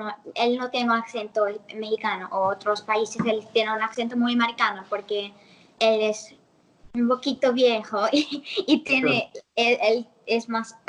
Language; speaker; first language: Spanish; non-native, learner; English